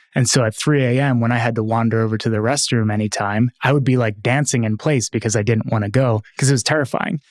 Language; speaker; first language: English; native; English